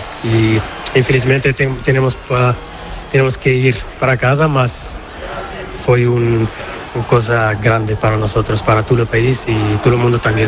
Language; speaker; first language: Spanish; non-native, learner; Portuguese